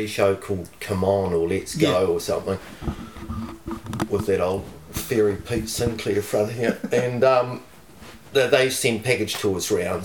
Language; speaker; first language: English; native; English